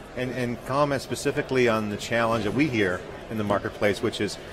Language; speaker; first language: English; native; English